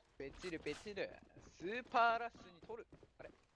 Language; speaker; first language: Japanese; native; Japanese